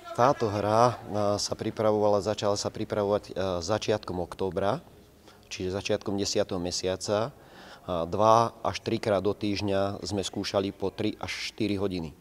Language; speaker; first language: Slovak; native; Slovak